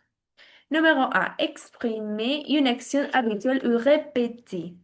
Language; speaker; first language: French; non-native, learner; Spanish